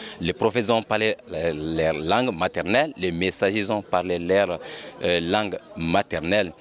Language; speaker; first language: French; non-native, local second language; Bambara